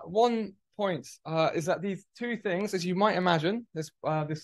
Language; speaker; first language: English; native; English